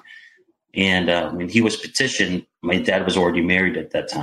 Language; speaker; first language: English; non-native, local second language; Filipino